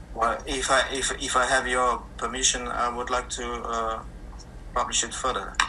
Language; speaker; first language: English; non-native, fluent; Slovenian